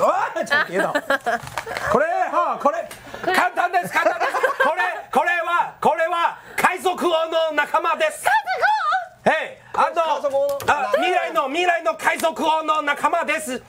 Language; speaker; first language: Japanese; non-native, learner; Chinese